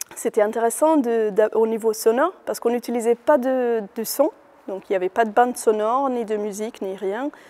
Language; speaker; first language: French; non-native, fluent; Hungarian